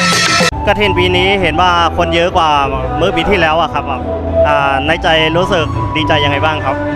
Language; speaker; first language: Thai; non-native, fluent; Burmese